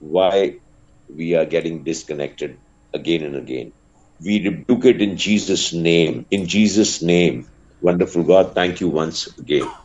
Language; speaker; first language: English; non-native, local second language; Punjabi